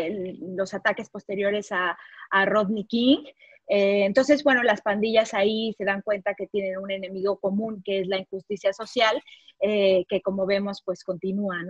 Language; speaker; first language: Spanish; native; Spanish